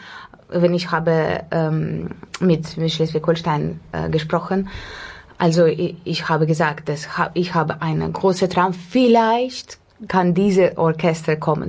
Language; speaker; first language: German; non-native, learner; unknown